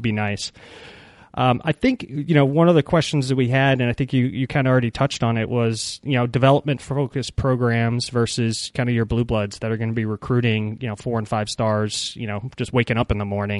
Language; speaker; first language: English; native; English